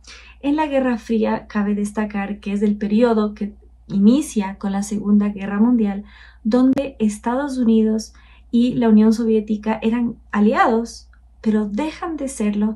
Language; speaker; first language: Spanish; native; Spanish